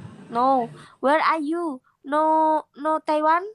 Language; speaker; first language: English; non-native, learner; Indonesian